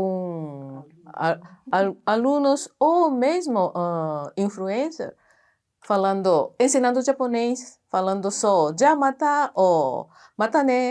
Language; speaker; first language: Portuguese; non-native, fluent; Japanese